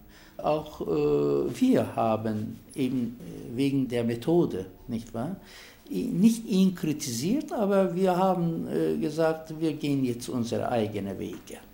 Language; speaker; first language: German; non-native, fluent; Turkish